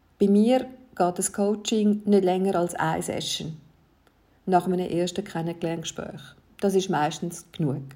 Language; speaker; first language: German; early bilingual, other home language; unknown